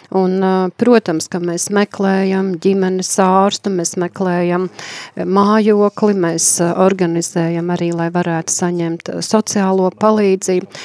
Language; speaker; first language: Latvian; native; Latvian